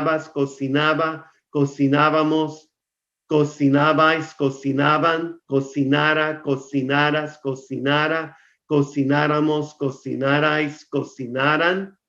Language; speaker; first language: Spanish; non-native, fluent; English